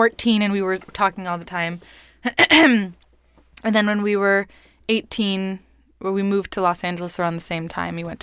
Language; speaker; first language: English; non-native, fluent; Spanish